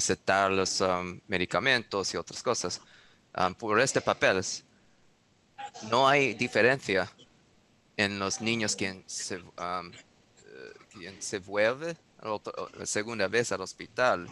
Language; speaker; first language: Spanish; non-native, learner; English